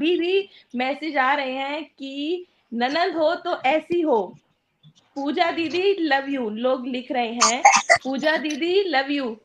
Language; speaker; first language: Hindi; native; Hindi